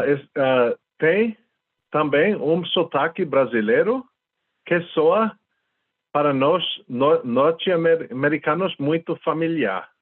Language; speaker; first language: Portuguese; non-native, fluent; English